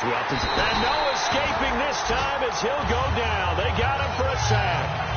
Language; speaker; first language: English; native; English